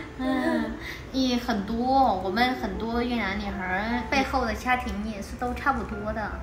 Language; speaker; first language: Chinese; non-native, fluent; Vietnamese